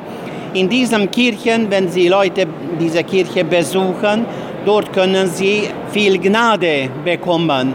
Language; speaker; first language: German; non-native, fluent; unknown